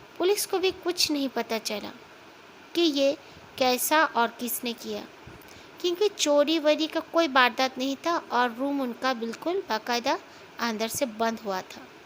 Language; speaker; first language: Hindi; non-native, local second language; Bangla